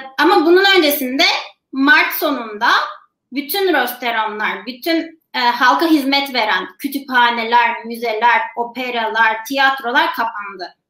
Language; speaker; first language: Turkish; native; Turkish